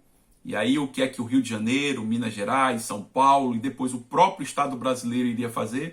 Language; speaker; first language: Portuguese; native; Portuguese